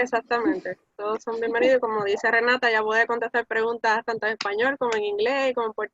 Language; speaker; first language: Spanish; native; Spanish